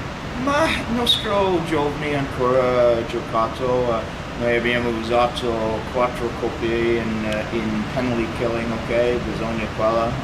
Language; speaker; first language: Italian; non-native, fluent; English